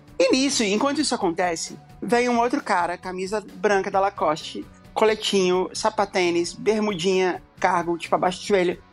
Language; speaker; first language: Portuguese; native; Portuguese